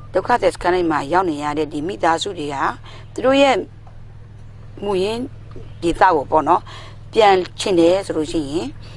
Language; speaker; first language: Burmese; non-native, local second language; Karen languages